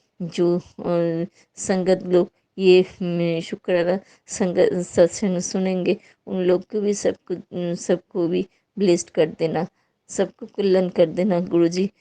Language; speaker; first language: Hindi; non-native, local second language; Bangla